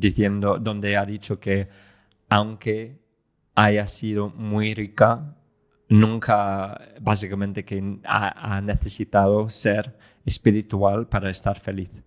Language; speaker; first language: Spanish; non-native, fluent; English